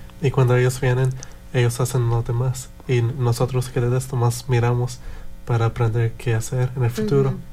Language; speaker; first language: Spanish; early bilingual, heritage; Spanish